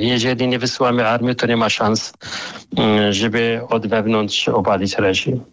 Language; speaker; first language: Polish; non-native, fluent; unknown